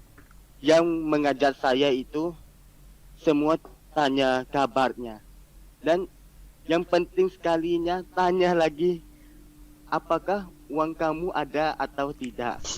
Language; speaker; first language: Indonesian; non-native, learner; Malay